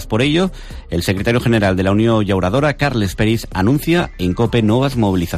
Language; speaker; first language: Spanish; native; Spanish